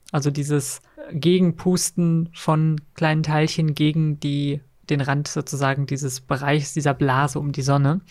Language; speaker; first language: German; native; German